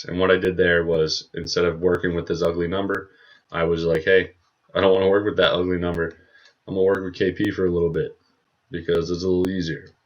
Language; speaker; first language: English; native; English